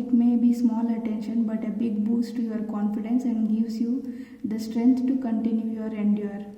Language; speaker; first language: English; non-native, local second language; Kannada